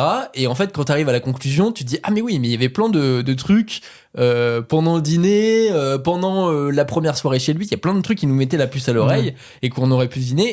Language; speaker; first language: French; native; French